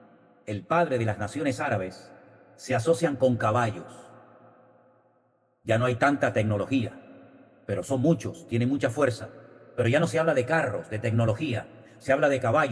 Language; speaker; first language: Spanish; native; Spanish